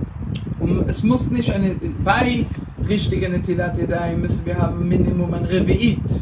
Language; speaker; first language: German; non-native, fluent; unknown